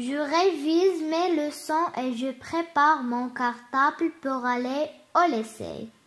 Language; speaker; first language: French; non-native, learner; Arabic